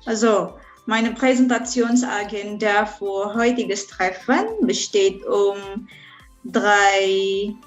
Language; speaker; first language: German; non-native, fluent; Indonesian